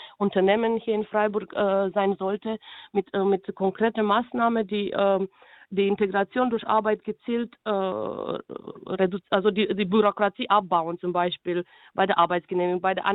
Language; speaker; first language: German; non-native, fluent; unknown